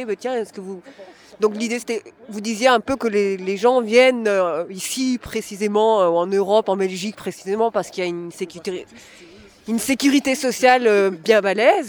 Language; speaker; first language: French; native; French